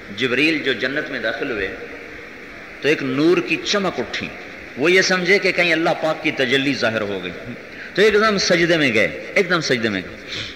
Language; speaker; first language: Urdu; non-native, local second language; Punjabi